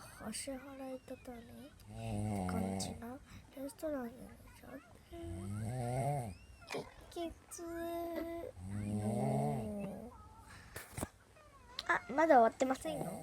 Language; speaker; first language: Japanese; non-native, learner; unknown